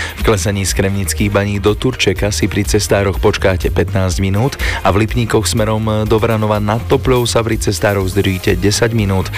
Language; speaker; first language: Slovak; native; Slovak